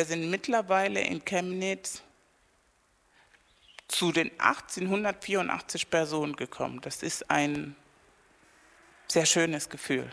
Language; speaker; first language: German; non-native, fluent; Spanish